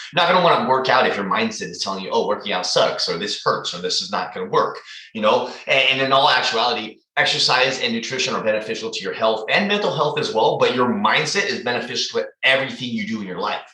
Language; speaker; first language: English; native; English